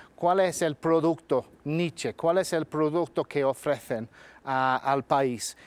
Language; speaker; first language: Spanish; non-native, fluent; English